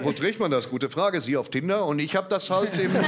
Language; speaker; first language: German; native; German